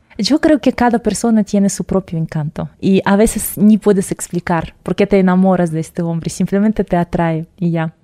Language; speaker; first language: Spanish; non-native, fluent; Russian